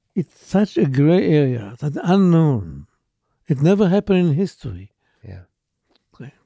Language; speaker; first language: English; non-native, fluent; Hebrew